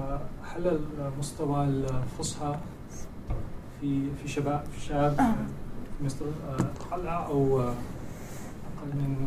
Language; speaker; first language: Arabic; non-native, learner; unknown